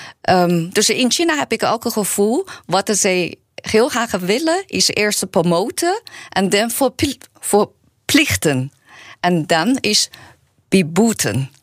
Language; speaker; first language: Dutch; non-native, learner; Chinese